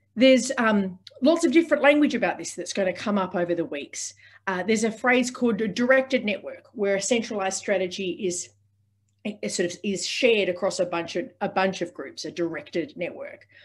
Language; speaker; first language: English; native; English